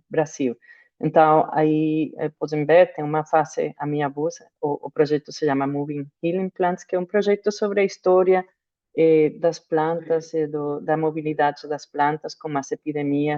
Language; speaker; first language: Portuguese; non-native, fluent; Spanish